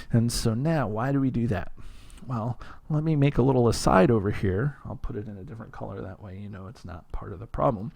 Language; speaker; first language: English; native; English